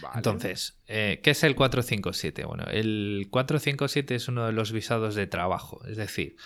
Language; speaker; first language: Spanish; native; Spanish